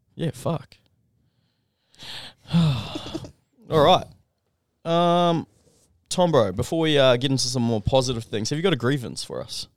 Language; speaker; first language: English; early bilingual, other home language; Filipino